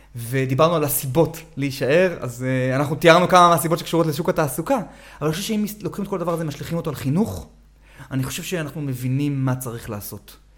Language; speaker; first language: Hebrew; native; Hebrew